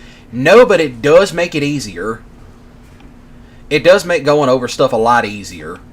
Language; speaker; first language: English; native; English